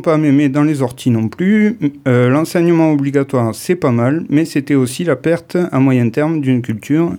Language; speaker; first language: French; native; French